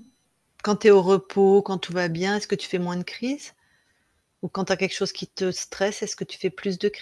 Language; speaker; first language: French; native; French